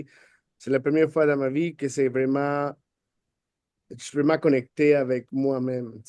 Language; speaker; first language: French; non-native, fluent; Spanish